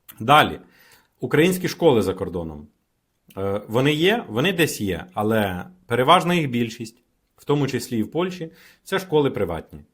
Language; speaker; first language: Ukrainian; native; Ukrainian